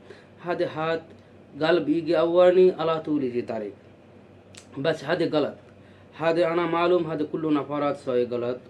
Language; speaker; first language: Arabic; non-native, learner; Bangla